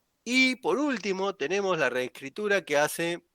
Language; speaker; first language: Spanish; native; Spanish